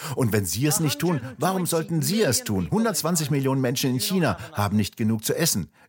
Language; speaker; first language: German; non-native, fluent; Russian